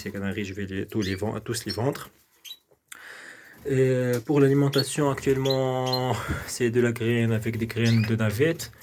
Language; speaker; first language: French; non-native, local second language; Arabic